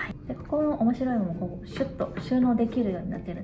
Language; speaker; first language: Japanese; native; Japanese